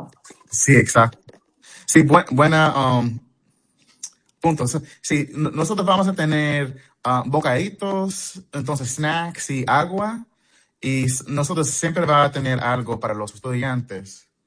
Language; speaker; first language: Spanish; early bilingual, heritage; English